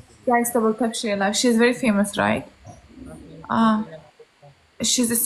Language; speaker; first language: English; non-native, learner; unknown